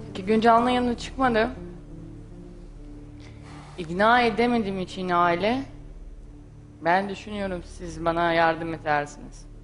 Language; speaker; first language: Turkish; non-native, learner; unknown